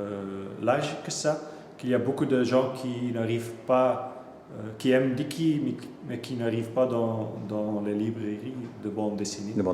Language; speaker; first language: French; non-native, local second language; Dutch